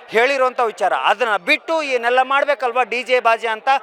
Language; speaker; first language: Kannada; native; Kannada